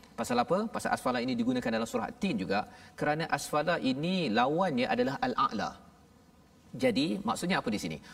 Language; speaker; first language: Malay; native; Malay